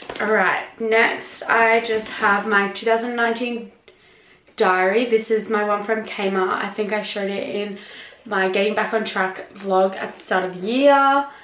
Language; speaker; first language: English; native; English